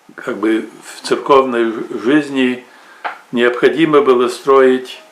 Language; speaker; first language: Russian; early bilingual, heritage; Russian